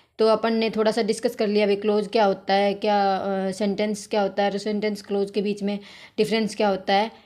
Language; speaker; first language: Hindi; native; Hindi